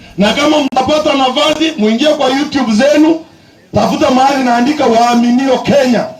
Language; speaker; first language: Swahili; non-native, local second language; Kalenjin